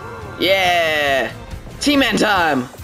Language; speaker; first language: English; native; English